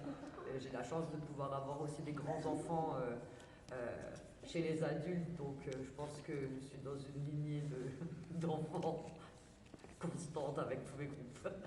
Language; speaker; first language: French; native; French